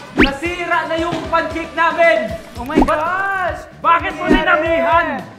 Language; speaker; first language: Filipino; non-native, local second language; Pampanga